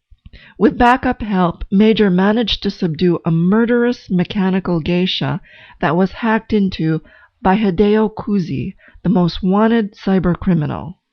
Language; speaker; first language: English; native; English